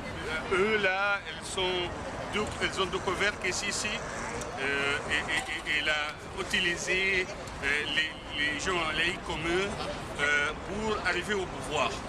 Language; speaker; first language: French; non-native, fluent; Arabic